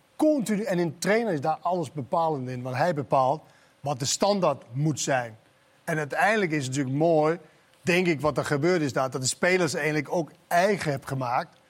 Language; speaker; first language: Dutch; non-native, fluent; Danish